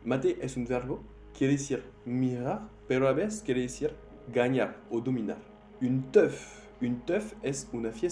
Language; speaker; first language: Spanish; non-native, fluent; French